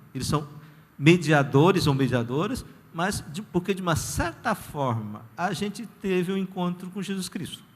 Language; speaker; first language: Portuguese; early bilingual, other home language; Korean